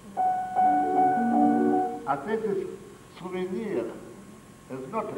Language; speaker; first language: English; non-native, learner; Russian